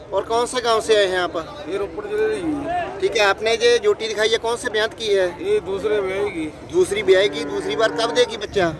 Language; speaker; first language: Hindi; non-native, local second language; Punjabi